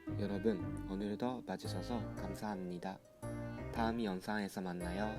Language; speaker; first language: Korean; non-native, fluent; Japanese